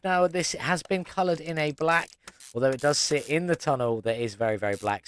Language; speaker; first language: English; native; English